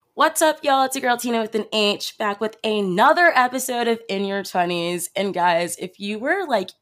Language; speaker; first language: English; native; English